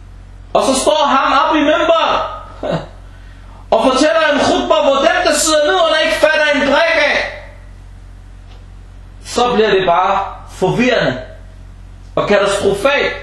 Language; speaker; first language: Danish; non-native, fluent; Arabic